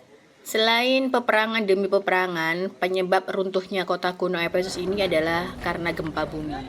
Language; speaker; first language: Indonesian; native; Indonesian